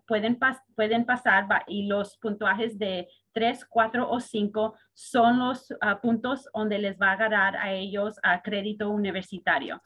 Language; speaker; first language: Spanish; early bilingual, heritage; Spanish